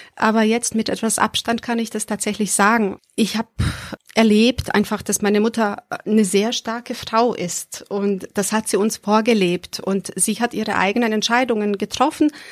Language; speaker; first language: German; early bilingual, other home language; Serbian